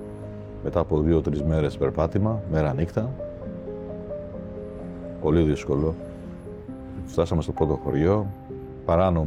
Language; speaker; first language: Greek; non-native, fluent; Albanian